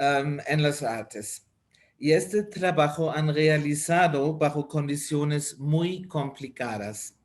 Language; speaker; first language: Spanish; non-native, fluent; German